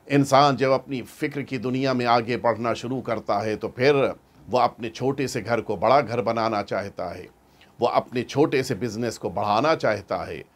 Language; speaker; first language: Urdu; native; Urdu